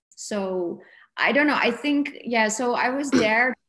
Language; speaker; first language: English; non-native, fluent; Dutch